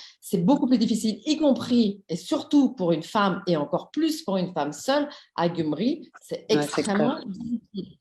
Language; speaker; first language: French; native; French